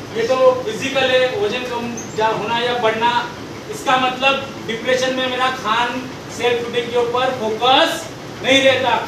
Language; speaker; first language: Hindi; non-native, local second language; Marathi